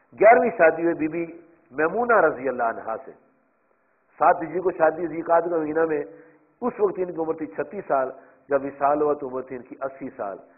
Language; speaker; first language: Urdu; non-native, local second language; Punjabi